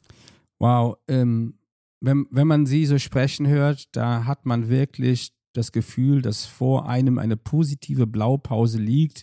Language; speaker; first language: German; native; German